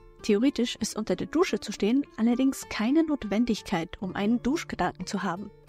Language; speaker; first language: German; native; German